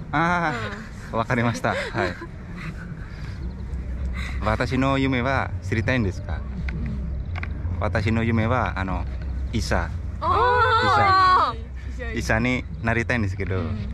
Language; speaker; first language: Japanese; non-native, fluent; Indonesian